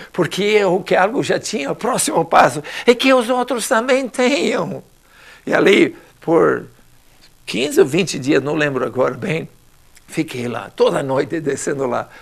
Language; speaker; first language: Portuguese; non-native, fluent; English